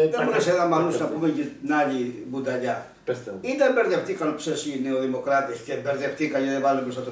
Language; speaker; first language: Greek; native; Greek